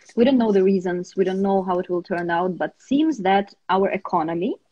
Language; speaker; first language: English; non-native, fluent; Russian